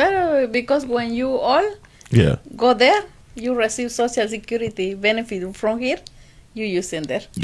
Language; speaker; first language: English; non-native, learner; Spanish